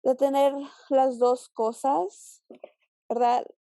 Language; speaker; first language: Spanish; early bilingual, heritage; Spanish